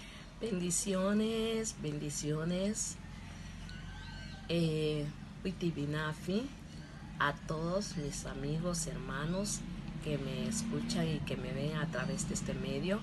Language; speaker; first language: Spanish; non-native, local second language; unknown